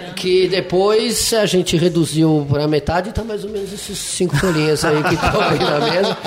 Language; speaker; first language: Portuguese; non-native, fluent; French